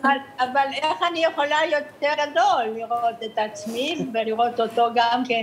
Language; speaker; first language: Hebrew; early bilingual, other home language; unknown